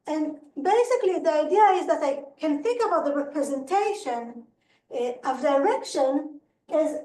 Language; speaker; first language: English; non-native, fluent; Hebrew